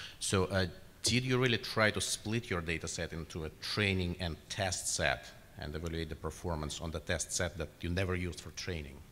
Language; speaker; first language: English; non-native, fluent; Finnish